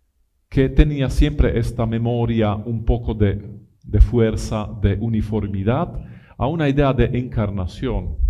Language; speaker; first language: Spanish; non-native, fluent; Italian